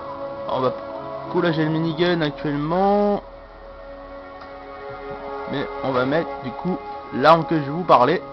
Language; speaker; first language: French; native; French